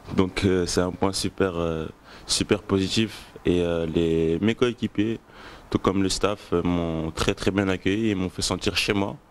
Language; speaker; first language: French; native; French